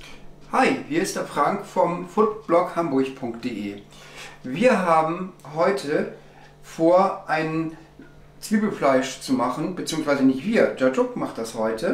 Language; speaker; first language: German; native; German